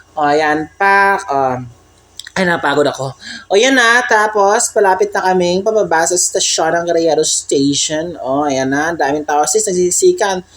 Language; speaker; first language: Filipino; non-native, local second language; Cebuano